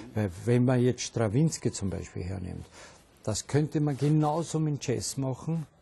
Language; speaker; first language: German; native; German